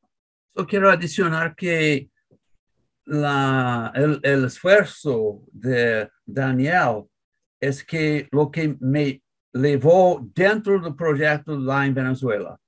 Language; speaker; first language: Spanish; non-native, learner; English